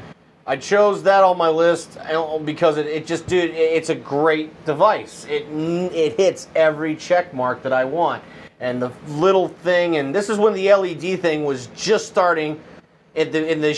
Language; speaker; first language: English; native; English